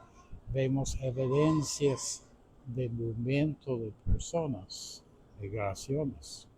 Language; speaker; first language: Spanish; non-native, fluent; English